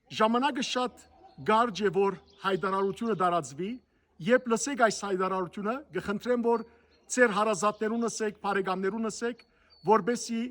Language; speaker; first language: Armenian; early bilingual, heritage; Armenian